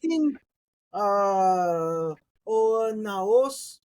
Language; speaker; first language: Greek; non-native, learner; English